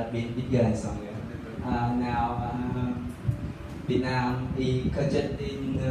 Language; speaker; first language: English; non-native, learner; Vietnamese